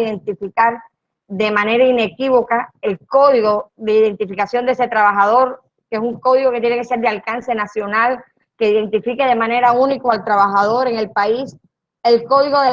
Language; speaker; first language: Spanish; native; Spanish